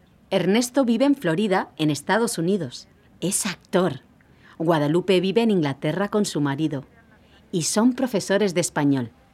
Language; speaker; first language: Spanish; native; Spanish